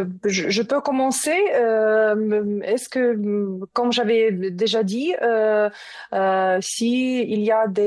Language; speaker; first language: French; non-native, learner; Ukrainian